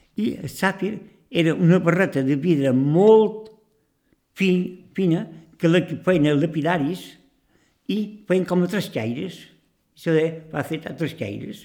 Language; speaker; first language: Catalan; native; Catalan